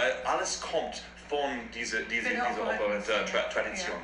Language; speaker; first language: German; non-native, learner; English